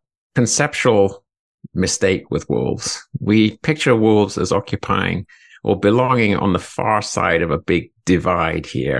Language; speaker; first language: English; native; English